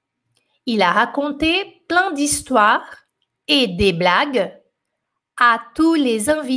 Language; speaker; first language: French; non-native, fluent; Portuguese